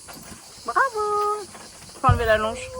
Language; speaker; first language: French; native; French